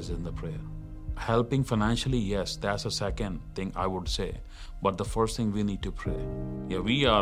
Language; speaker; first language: English; non-native, local second language; Punjabi